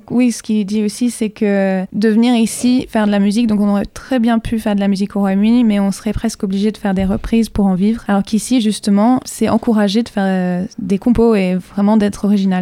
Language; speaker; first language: French; native; French